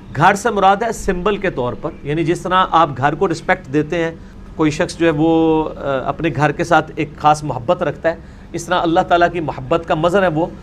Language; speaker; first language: Urdu; non-native, local second language; Punjabi